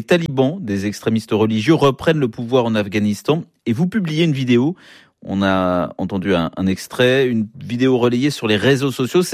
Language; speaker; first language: French; native; French